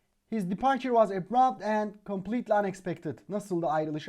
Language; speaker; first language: English; non-native, fluent; Turkish